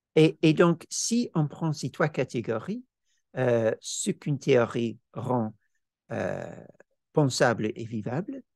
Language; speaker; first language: French; non-native, fluent; English